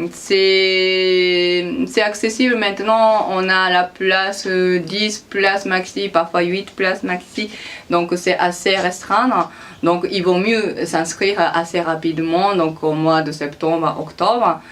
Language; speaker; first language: French; non-native, fluent; Japanese